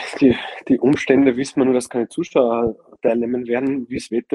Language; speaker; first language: German; native; German